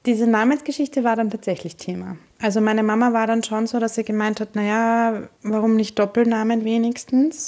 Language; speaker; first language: German; native; German